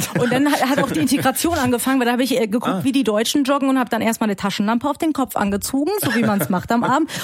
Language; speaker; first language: German; early bilingual, other home language; Persian